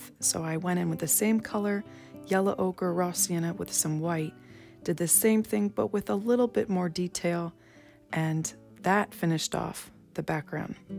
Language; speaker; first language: English; native; English